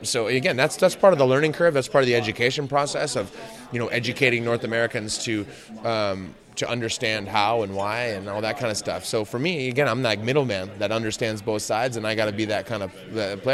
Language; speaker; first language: English; native; English